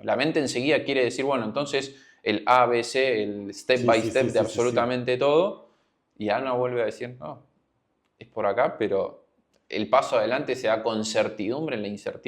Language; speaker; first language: Spanish; native; Spanish